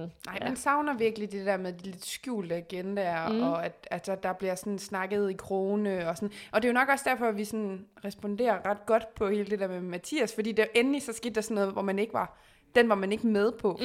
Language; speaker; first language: Danish; native; Danish